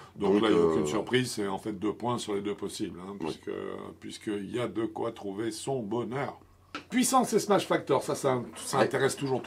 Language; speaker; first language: French; native; French